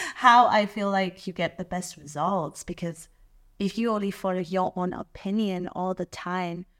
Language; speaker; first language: English; non-native, local second language; German